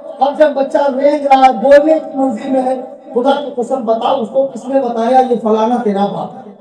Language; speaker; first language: Urdu; native; Urdu